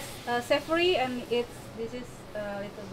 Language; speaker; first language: English; non-native, fluent; Indonesian